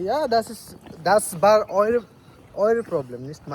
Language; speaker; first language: German; non-native, learner; Bangla